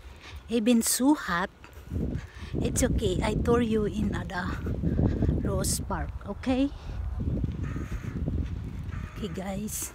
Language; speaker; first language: English; non-native, learner; Filipino